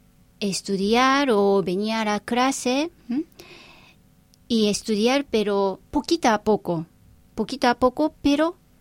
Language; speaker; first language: Spanish; non-native, fluent; Japanese